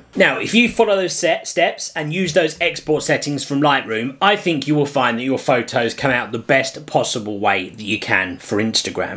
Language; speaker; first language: English; native; English